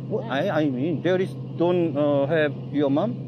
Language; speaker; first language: English; non-native, learner; Filipino